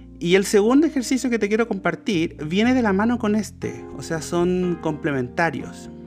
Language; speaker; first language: Spanish; native; Spanish